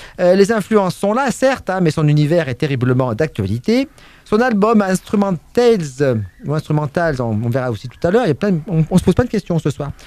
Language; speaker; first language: French; native; French